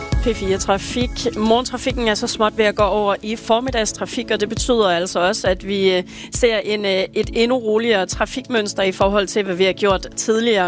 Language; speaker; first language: Danish; native; Danish